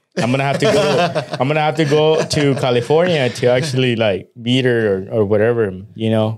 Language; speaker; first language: English; early bilingual, other home language; Spanish